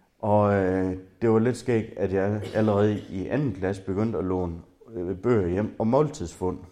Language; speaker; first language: Danish; native; Danish